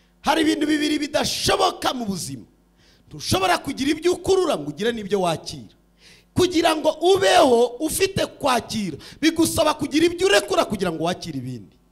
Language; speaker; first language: Kinyarwanda; early bilingual, heritage; Kinyarwanda